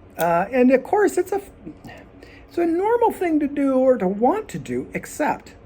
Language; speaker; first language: English; native; English